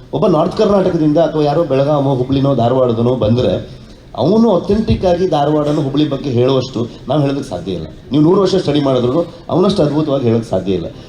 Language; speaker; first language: Kannada; native; Kannada